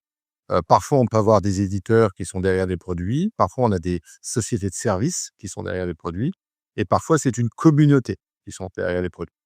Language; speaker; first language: French; native; French